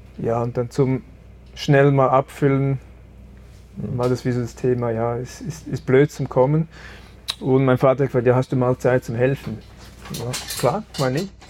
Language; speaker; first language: German; early bilingual, other home language; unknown